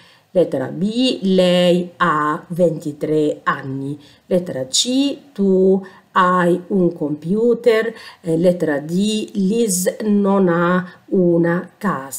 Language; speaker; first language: Italian; non-native, fluent; Arabic